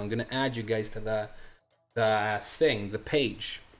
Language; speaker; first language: English; native; English